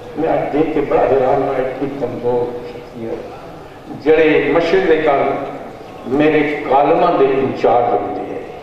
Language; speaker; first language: Urdu; non-native, local second language; Northern Hindko